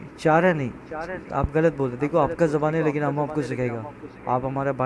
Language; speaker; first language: Hindi; non-native, fluent; Bangla